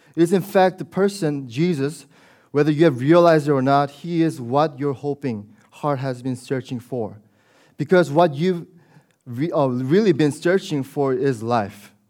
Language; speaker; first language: English; early bilingual, other home language; Korean